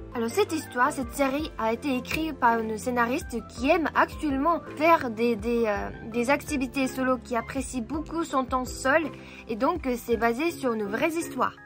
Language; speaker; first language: French; non-native, fluent; Japanese